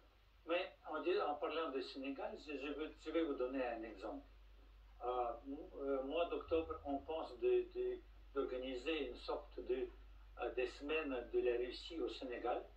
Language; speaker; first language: French; non-native, fluent; Russian